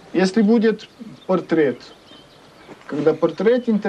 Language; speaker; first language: Russian; non-native, learner; French